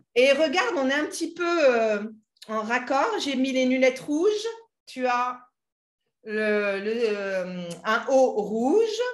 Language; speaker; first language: French; native; French